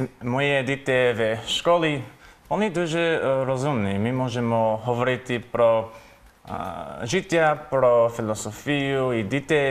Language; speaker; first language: Ukrainian; non-native, learner; English